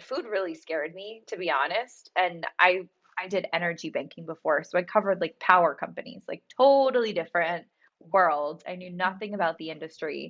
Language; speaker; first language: English; native; English